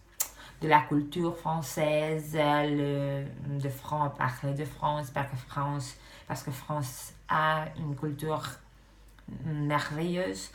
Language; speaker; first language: French; non-native, fluent; Romanian